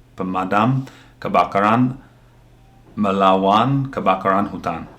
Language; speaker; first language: Indonesian; non-native, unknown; English